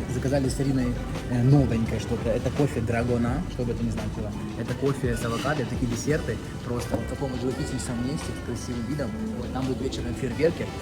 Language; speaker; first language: Russian; native; Russian